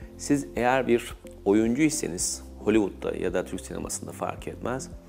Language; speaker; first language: Turkish; native; Turkish